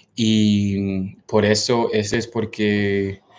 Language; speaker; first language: Spanish; non-native, learner; English